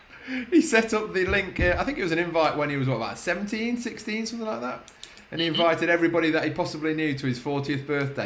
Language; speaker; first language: English; native; English